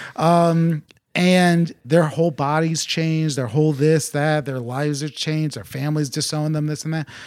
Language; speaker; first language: English; native; English